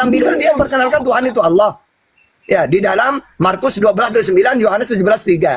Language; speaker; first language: Indonesian; native; Indonesian